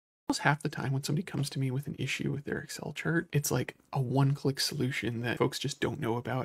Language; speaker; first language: English; native; English